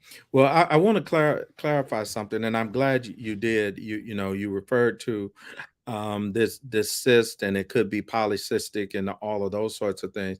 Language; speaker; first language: English; native; English